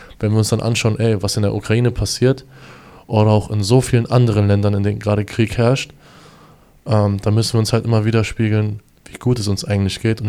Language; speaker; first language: German; native; German